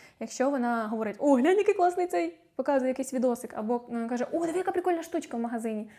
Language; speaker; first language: Ukrainian; native; Ukrainian